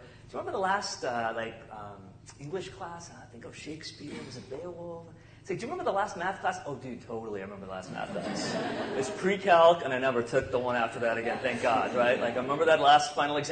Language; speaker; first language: English; non-native, local second language; Tamil